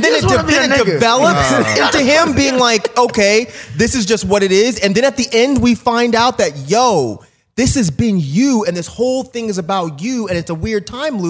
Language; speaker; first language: English; native; English